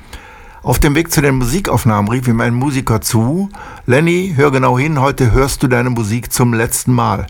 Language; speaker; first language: German; native; German